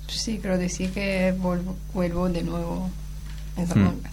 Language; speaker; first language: Spanish; non-native, learner; Italian